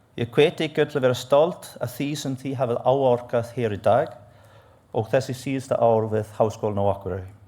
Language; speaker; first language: Icelandic; non-native, fluent; English